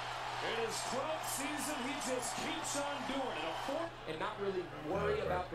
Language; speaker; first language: English; native; English